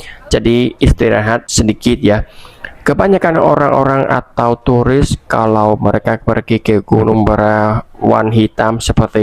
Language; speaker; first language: Indonesian; non-native, fluent; Vietnamese